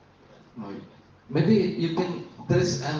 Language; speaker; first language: English; non-native, learner; Indonesian